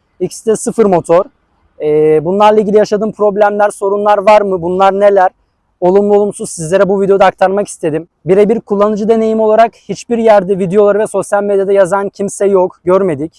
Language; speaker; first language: Turkish; native; Turkish